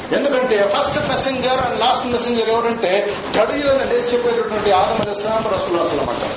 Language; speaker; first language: Telugu; non-native, local second language; Urdu